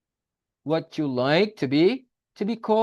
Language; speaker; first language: English; non-native, fluent; Indonesian